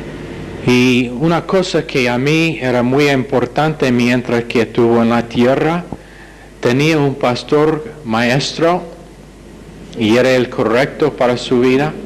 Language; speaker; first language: Spanish; non-native, fluent; English